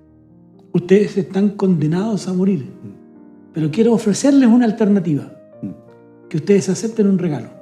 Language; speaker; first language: Spanish; native; Spanish